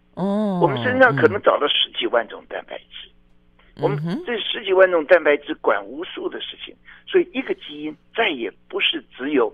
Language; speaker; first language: Chinese; native; Chinese